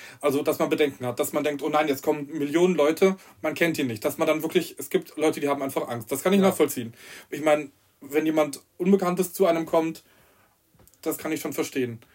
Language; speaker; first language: German; native; German